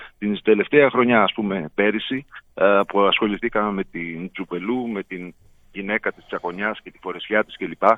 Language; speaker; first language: Greek; native; Greek